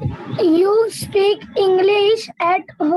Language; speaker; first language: English; non-native, learner; Marathi